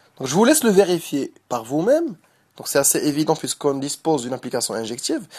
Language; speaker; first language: French; non-native, local second language; Arabic